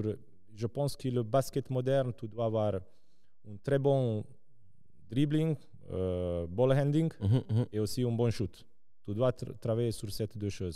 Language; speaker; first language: French; non-native, local second language; Serbian